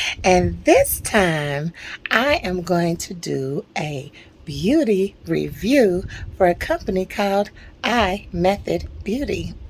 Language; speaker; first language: English; native; English